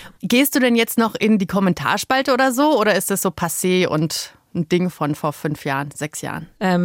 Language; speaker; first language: German; native; German